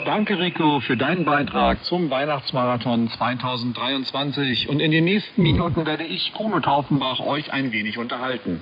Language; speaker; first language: German; native; German